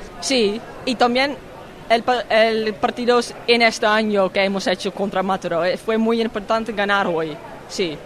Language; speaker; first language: Spanish; non-native, fluent; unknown